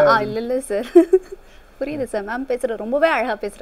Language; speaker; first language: Tamil; native; Tamil